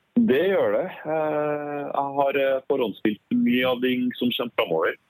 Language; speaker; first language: Norwegian; native; Norwegian